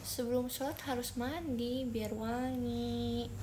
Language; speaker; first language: Indonesian; native; Indonesian